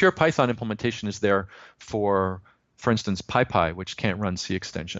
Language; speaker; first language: English; native; English